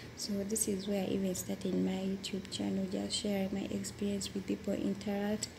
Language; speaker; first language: English; non-native, local second language; Ganda